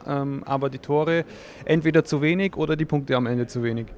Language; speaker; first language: German; native; German